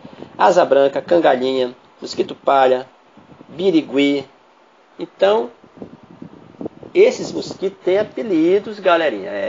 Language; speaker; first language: Portuguese; native; Portuguese